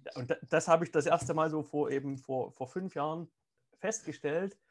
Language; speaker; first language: German; native; German